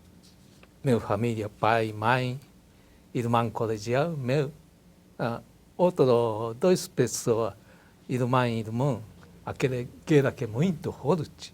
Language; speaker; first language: Portuguese; non-native, learner; Japanese